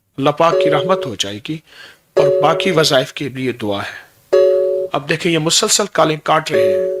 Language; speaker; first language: Urdu; native; Urdu